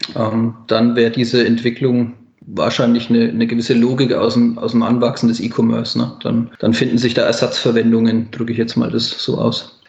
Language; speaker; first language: German; native; German